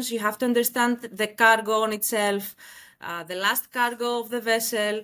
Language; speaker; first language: English; non-native, fluent; Greek